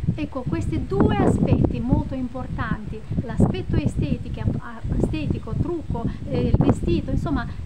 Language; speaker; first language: Italian; non-native, fluent; Romanian